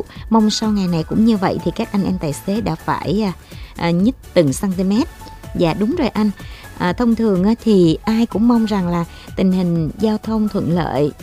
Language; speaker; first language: Vietnamese; native; Vietnamese